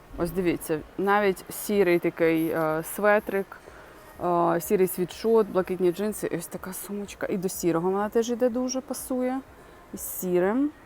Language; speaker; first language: Ukrainian; non-native, local second language; Russian